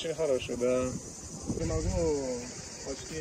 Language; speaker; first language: Russian; non-native, learner; Norwegian